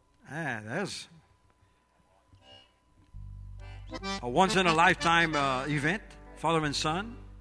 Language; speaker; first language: English; early bilingual, other home language; French